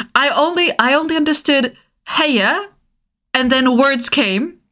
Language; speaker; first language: English; non-native, fluent; Bulgarian